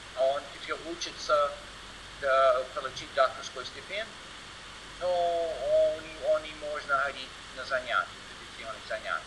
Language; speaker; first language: Russian; non-native, learner; English